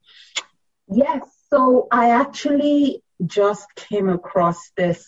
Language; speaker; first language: English; non-native, local second language; Yoruba